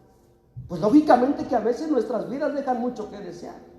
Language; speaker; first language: Spanish; native; Spanish